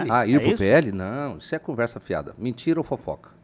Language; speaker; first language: Portuguese; native; Portuguese